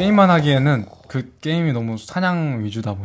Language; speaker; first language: Korean; native; Korean